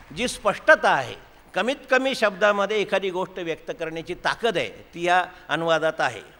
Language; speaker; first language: Marathi; native; Marathi